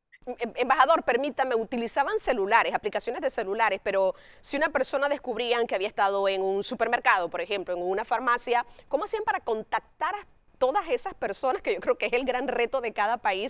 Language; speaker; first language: Spanish; native; Spanish